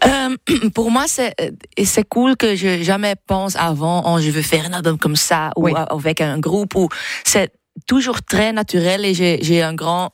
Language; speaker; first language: French; non-native, local second language; Dutch